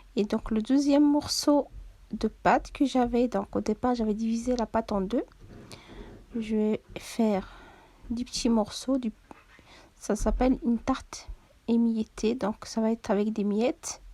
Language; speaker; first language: French; non-native, local second language; Arabic